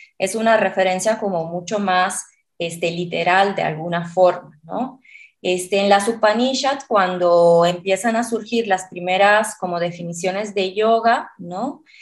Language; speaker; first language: Spanish; non-native, fluent; Italian